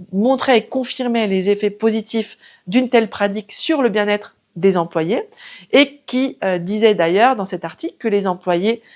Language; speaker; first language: French; native; French